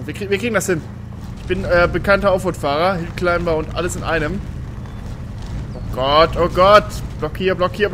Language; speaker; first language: German; native; German